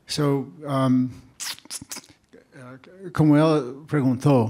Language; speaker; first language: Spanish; non-native, fluent; English